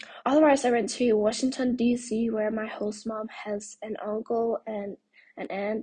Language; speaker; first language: English; non-native, fluent; Danish